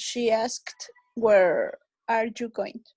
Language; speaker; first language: English; non-native, learner; Spanish